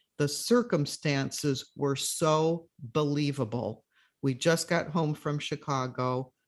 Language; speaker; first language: English; native; English